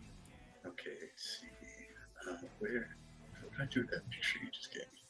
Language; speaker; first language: English; native; English